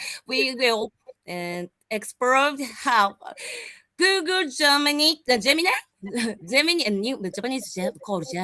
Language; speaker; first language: English; non-native, learner; Japanese